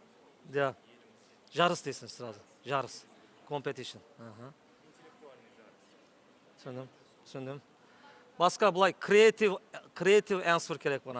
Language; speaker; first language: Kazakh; non-native, learner; Turkish